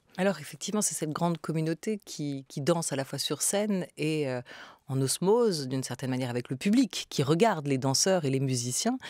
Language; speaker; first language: French; native; French